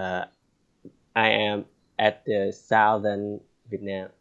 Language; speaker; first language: English; non-native, learner; Vietnamese